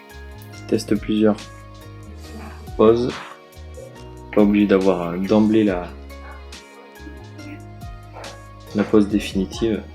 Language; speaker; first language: French; native; French